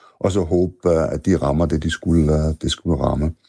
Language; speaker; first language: Danish; non-native, fluent; German